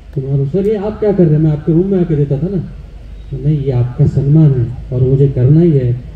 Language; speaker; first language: Hindi; non-native, local second language; Marathi